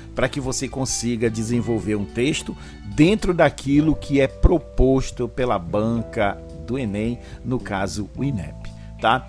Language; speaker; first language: Portuguese; native; Portuguese